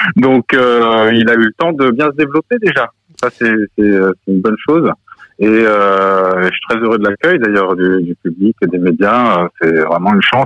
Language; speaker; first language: French; early bilingual, other home language; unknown